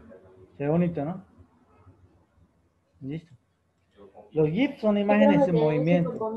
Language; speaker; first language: Spanish; native; Spanish